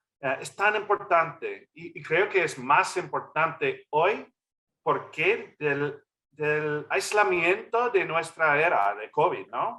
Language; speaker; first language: Spanish; non-native, fluent; English